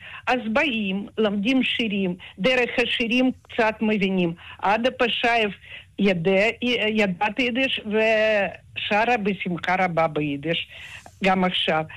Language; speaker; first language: Hebrew; non-native, fluent; Russian